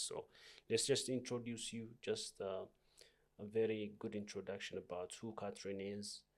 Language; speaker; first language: English; non-native, local second language; Amharic